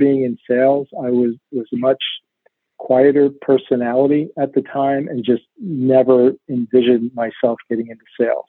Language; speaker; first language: English; native; English